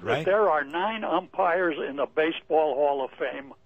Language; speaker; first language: English; native; English